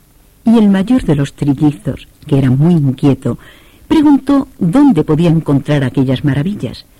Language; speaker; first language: Spanish; native; Spanish